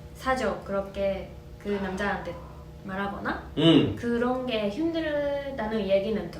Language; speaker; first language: Korean; non-native, fluent; Japanese